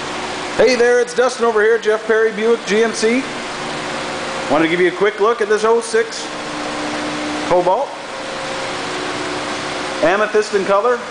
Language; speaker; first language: English; native; English